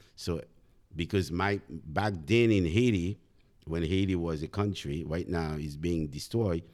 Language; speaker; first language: English; non-native, fluent; Haitian Creole